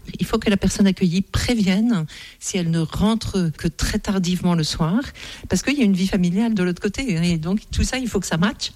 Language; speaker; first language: French; native; French